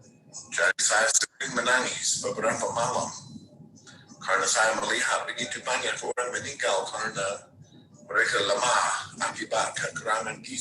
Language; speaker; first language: Indonesian; non-native, fluent; English